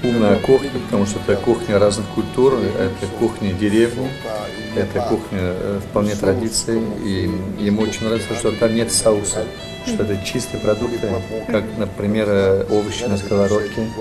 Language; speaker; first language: Russian; non-native, fluent; French